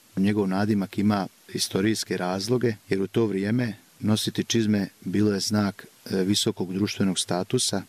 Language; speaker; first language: Serbian; native; Serbian